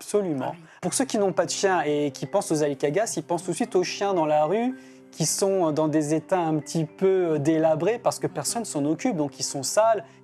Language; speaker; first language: French; native; French